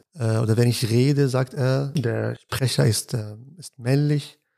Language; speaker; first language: German; non-native, fluent; Arabic